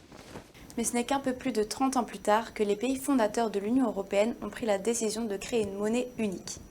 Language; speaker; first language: French; native; French